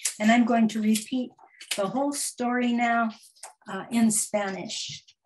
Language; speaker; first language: English; early bilingual, other home language; Spanish